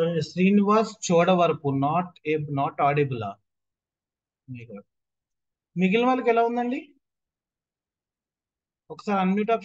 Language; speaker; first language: Telugu; native; Telugu